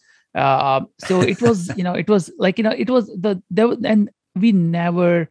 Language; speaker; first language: English; non-native, local second language; Konkani